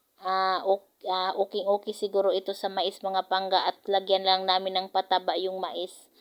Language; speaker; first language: Filipino; non-native, local second language; Cebuano